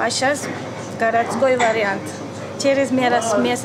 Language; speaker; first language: Russian; non-native, fluent; Georgian